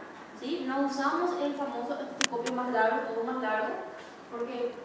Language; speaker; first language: Spanish; native; Spanish